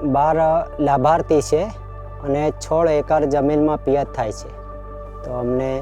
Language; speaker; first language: Gujarati; native; Gujarati